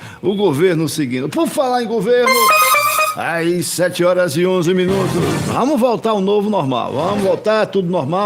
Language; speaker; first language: Portuguese; native; Portuguese